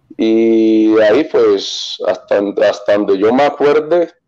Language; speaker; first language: Spanish; native; Spanish